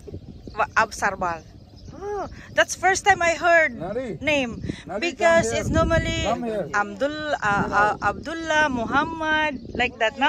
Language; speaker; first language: English; non-native, local second language; Cebuano